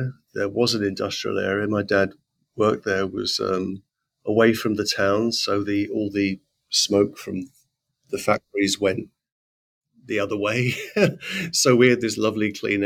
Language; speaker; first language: English; native; English